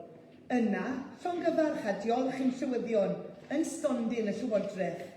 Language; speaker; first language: Welsh; native; Welsh